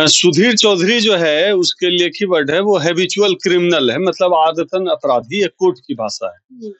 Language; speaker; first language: Hindi; native; Hindi